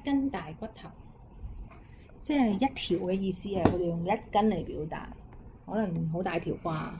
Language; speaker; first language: Chinese; non-native, local second language; Cantonese